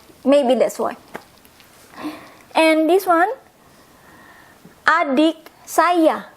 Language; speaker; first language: English; non-native, fluent; Indonesian